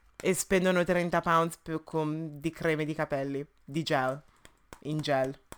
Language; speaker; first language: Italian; early bilingual, other home language; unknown